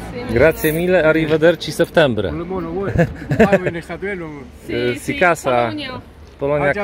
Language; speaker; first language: Italian; non-native, learner; Polish